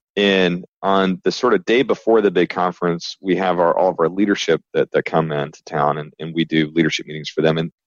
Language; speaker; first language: English; native; English